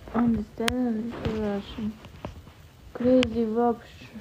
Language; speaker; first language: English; non-native, learner; Russian